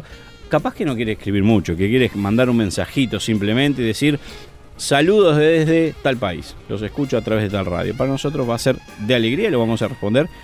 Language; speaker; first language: Spanish; native; Spanish